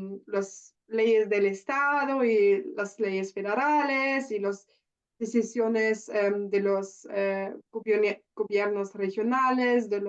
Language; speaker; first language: Spanish; non-native, learner; German